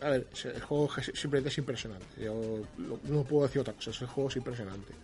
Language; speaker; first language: Spanish; native; Spanish